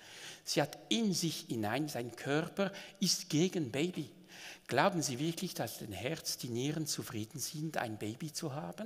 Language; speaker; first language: German; non-native, local second language; French